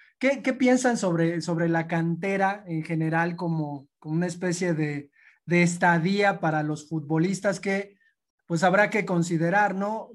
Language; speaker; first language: Spanish; native; Spanish